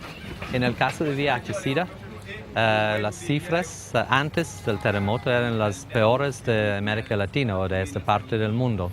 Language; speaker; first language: Spanish; non-native, fluent; English